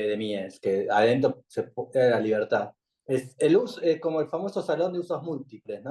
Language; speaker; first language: Spanish; native; Spanish